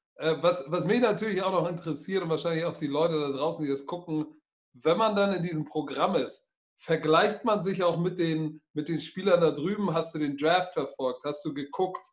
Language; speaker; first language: German; native; German